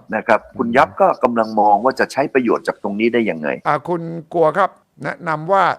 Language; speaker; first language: Thai; non-native, fluent; Malay